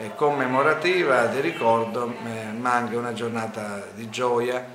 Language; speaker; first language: Italian; native; Italian